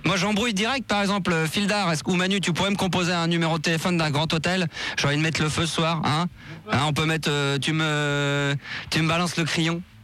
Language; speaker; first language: French; native; French